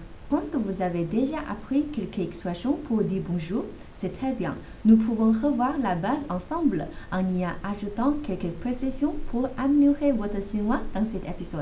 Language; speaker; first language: French; non-native, fluent; Chinese